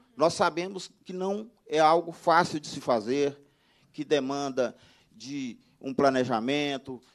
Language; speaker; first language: Portuguese; native; Portuguese